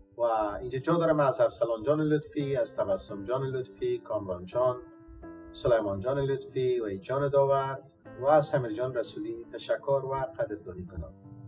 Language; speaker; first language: Persian; native; Persian